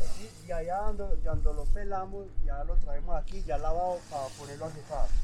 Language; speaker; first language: Spanish; native; Spanish